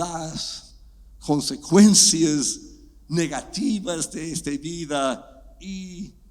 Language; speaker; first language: Spanish; non-native, fluent; English